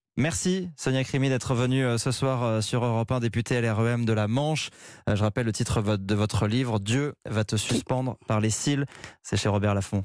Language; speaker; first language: French; native; French